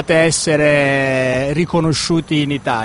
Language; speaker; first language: Italian; native; Italian